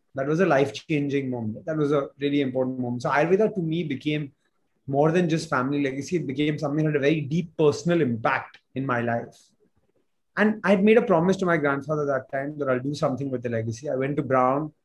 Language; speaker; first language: English; non-native, local second language; Hindi